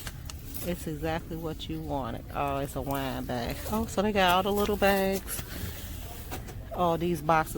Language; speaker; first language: English; native; English